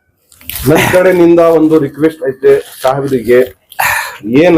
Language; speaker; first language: Kannada; non-native, local second language; Urdu